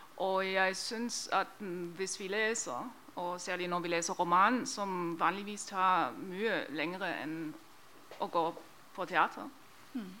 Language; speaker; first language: Norwegian; non-native, fluent; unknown